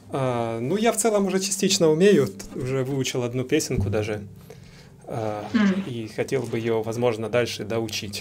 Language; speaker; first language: Russian; native; Russian